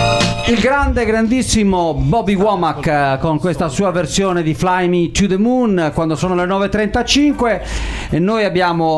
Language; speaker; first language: Italian; native; Italian